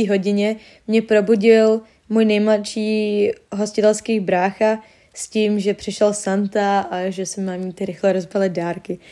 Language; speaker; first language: Czech; native; Czech